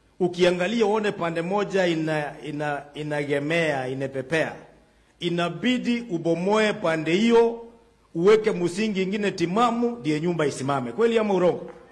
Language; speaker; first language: Swahili; non-native, local second language; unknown